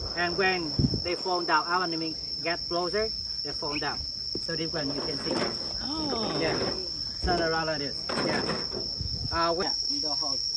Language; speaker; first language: English; non-native, fluent; Vietnamese